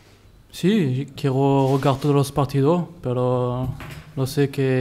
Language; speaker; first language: Spanish; non-native, learner; French